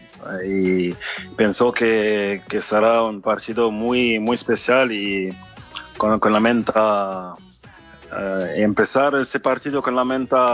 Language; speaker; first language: Spanish; non-native, fluent; French